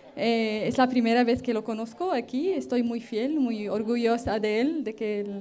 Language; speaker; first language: Spanish; non-native, fluent; Arabic